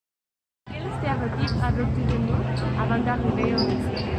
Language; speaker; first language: French; non-native, learner; Spanish